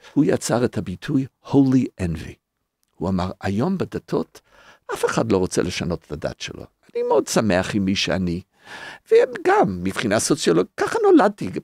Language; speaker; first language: Hebrew; non-native, fluent; English